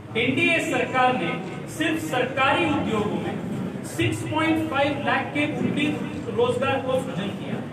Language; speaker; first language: Hindi; non-native, local second language; Kannada